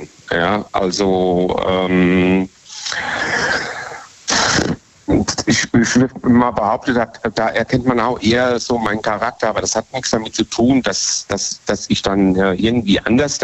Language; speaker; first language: German; native; German